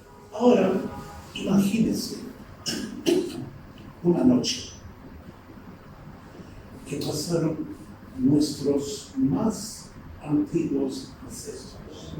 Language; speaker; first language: Spanish; non-native, fluent; Turkish